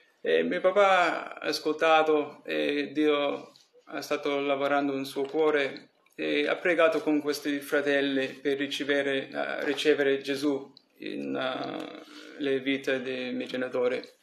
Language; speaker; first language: Italian; early bilingual, heritage; English